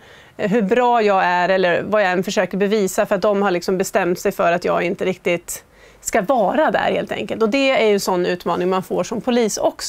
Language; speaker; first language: Swedish; native; Swedish